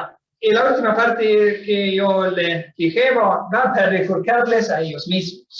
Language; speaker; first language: Spanish; non-native, fluent; Swedish